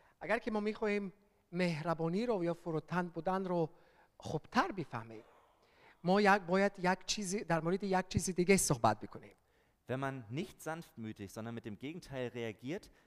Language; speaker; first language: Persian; early bilingual, heritage; Persian